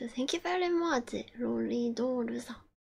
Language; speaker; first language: English; non-native, learner; Japanese